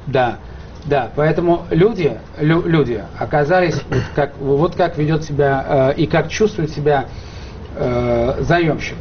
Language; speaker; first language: Russian; native; Russian